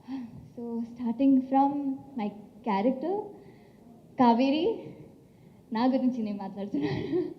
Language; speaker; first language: Telugu; non-native, local second language; Tamil